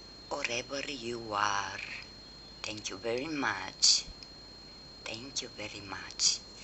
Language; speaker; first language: English; non-native, learner; Romanian